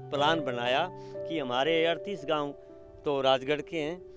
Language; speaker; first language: Hindi; native; Hindi